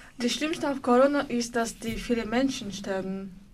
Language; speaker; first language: German; non-native, learner; Bulgarian